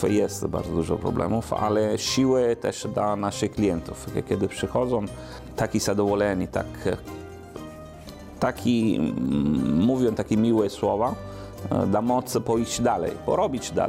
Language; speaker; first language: Polish; non-native, learner; Italian